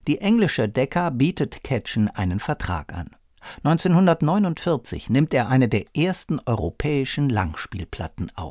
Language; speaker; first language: German; native; German